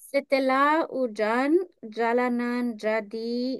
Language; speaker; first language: Indonesian; non-native, learner; English